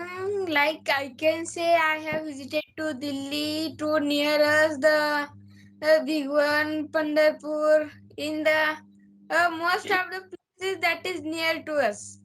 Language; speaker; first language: English; non-native, learner; Marathi